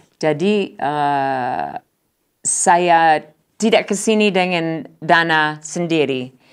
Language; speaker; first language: Indonesian; non-native, learner; English